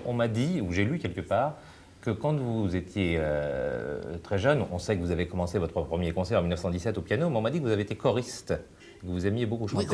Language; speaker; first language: French; native; French